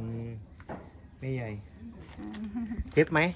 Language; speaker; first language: Thai; non-native, learner; Turkish